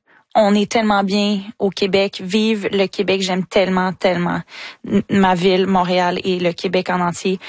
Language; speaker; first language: French; native; French